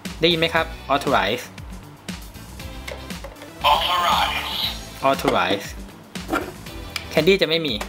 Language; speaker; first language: Thai; native; Thai